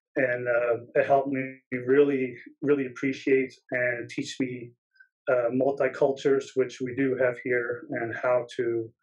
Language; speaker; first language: English; native; English